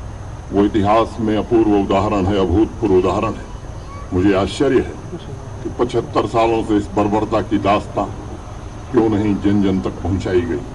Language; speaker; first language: Hindi; native; Hindi